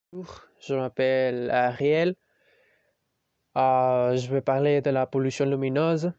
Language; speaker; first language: French; non-native, learner; Spanish